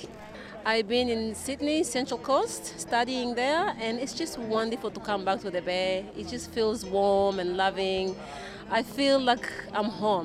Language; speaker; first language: English; non-native, local second language; Kinyarwanda